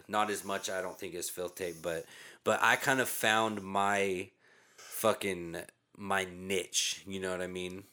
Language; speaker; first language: English; native; English